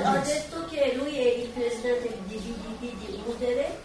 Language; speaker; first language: Italian; non-native, learner; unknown